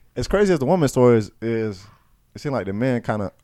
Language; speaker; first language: English; native; English